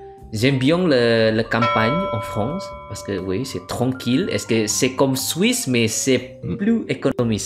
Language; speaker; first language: French; non-native, learner; Indonesian